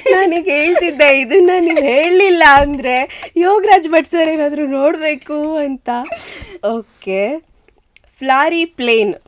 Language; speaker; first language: Kannada; native; Kannada